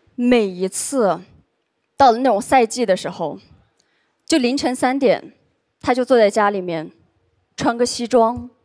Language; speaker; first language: Chinese; non-native, local second language; Uyghur